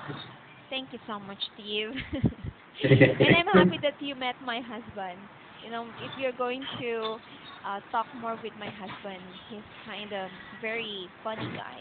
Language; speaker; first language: English; non-native, local second language; Filipino